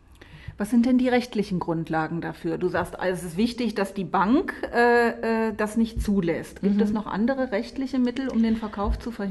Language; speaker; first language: German; native; German